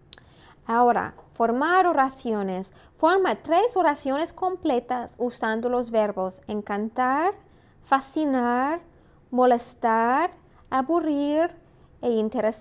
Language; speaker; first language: Spanish; non-native, fluent; English